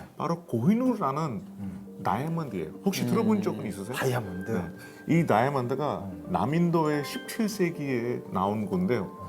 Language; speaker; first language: Korean; non-native, fluent; Hindi